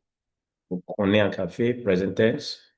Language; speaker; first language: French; non-native, fluent; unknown